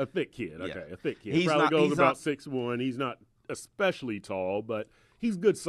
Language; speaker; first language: English; native; English